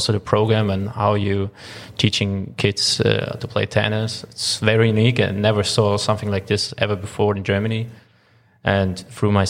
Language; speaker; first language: English; non-native, fluent; German